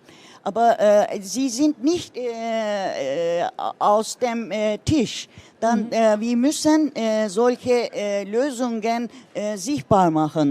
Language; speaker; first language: German; non-native, learner; Turkish